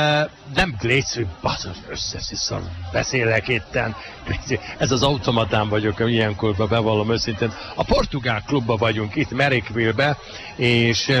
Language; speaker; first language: Hungarian; native; Hungarian